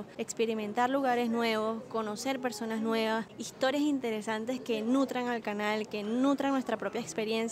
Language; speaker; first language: Spanish; native; Spanish